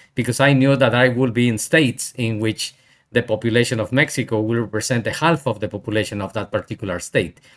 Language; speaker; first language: English; non-native, fluent; Spanish